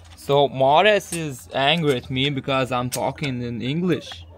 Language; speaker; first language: English; non-native, learner; Lithuanian